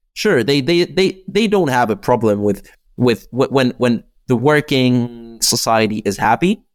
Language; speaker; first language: English; non-native, fluent; Czech